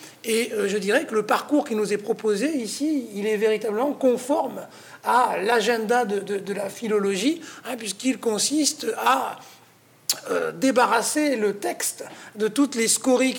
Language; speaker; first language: French; native; French